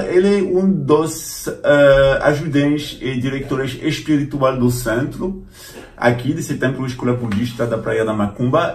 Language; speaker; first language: Portuguese; non-native, fluent; French